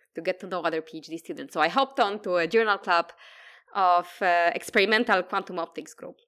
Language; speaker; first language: English; non-native, fluent; Polish